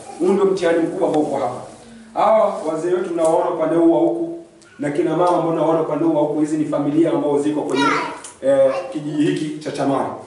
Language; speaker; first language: Swahili; native; Swahili